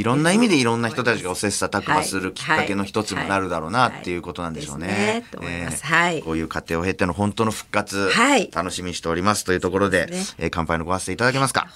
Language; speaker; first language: Japanese; native; Japanese